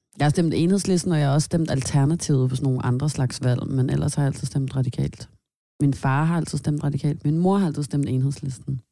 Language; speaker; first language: Danish; native; Danish